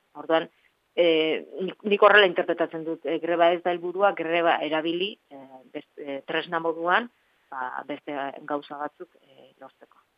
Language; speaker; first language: Basque; native; Basque